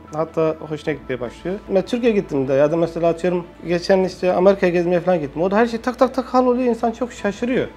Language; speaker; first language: Turkish; native; Turkish